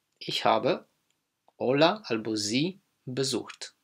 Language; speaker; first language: German; non-native, fluent; Polish